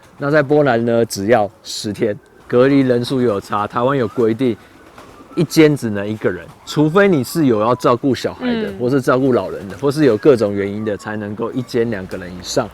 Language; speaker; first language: Chinese; native; Chinese